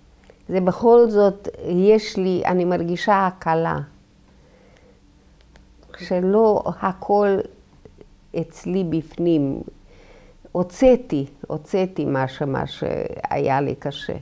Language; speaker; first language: Hebrew; non-native, fluent; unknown